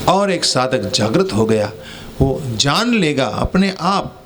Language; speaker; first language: Hindi; non-native, local second language; Gujarati